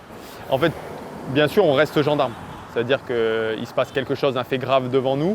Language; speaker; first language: French; native; French